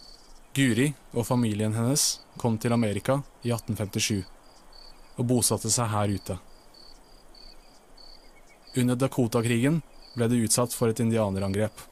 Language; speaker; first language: Norwegian; native; Norwegian